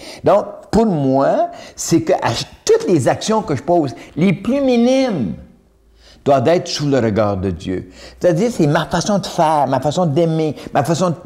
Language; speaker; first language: French; native; French